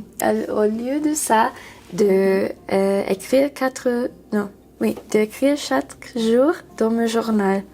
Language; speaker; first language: French; non-native, learner; English